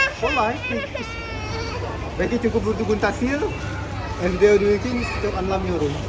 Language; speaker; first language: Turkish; non-native, learner; Indonesian